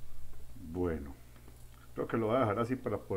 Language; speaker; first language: Spanish; native; Spanish